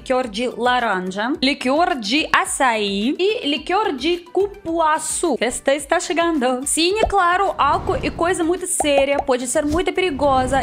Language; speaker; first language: Portuguese; non-native, learner; Russian